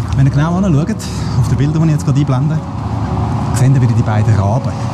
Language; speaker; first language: German; native; German